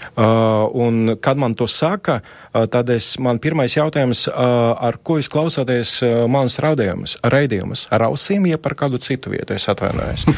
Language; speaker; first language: Latvian; non-native, local second language; Russian